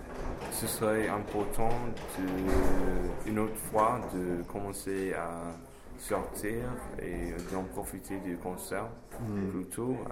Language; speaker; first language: French; non-native, fluent; English